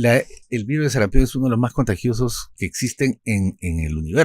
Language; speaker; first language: Spanish; native; Spanish